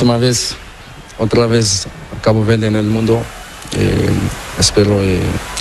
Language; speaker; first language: Spanish; non-native, learner; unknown